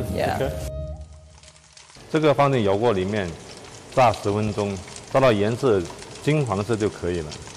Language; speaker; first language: Chinese; native; Chinese